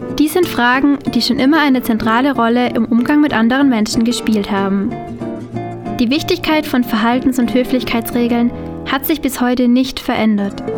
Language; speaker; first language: German; native; German